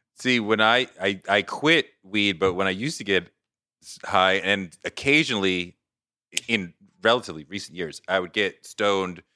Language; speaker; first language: English; native; English